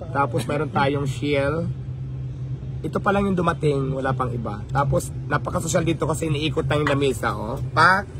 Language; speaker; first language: Filipino; native; Filipino